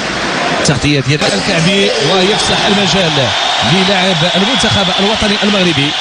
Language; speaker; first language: Arabic; native; Arabic